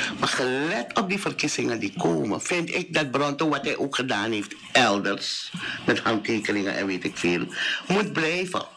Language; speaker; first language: Dutch; native; Dutch